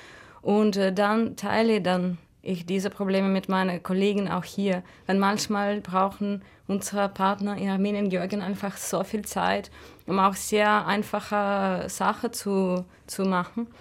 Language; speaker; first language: German; non-native, fluent; Russian